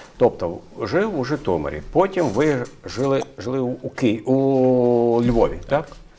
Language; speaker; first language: Ukrainian; native; Ukrainian